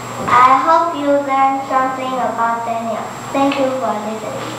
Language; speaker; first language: English; non-native, learner; Chinese